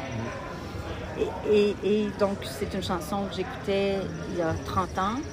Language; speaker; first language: French; native; French